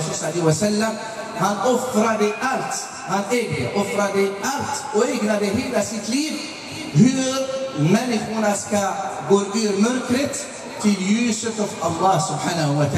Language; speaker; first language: Swedish; non-native, fluent; Arabic